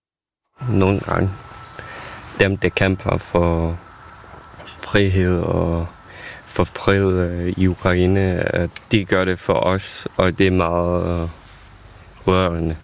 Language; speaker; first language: Danish; non-native, fluent; Ukrainian